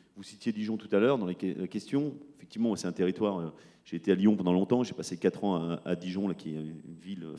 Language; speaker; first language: French; native; French